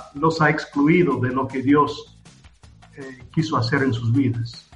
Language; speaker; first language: Spanish; non-native, fluent; English